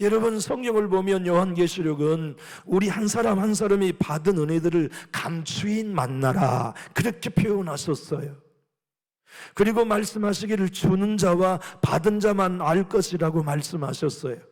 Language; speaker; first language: Korean; native; Korean